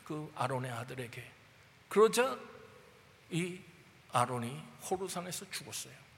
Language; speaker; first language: Korean; native; Korean